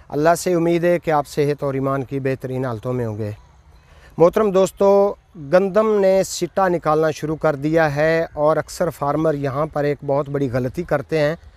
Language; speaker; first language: Urdu; non-native, local second language; Punjabi